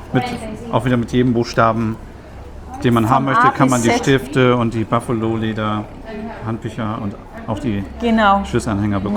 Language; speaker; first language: German; native; German